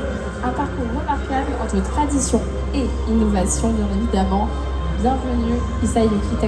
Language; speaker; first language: French; native; French